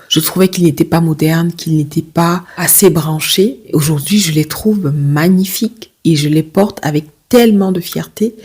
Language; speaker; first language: French; native; French